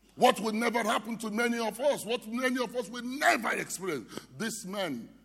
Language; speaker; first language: English; non-native, local second language; Yoruba